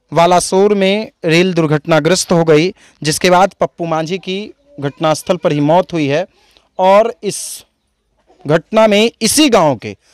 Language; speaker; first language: Hindi; native; Hindi